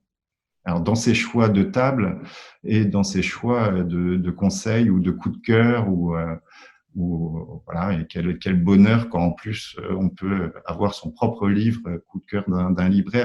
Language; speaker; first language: French; native; French